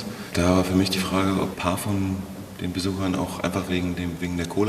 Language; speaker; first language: German; native; German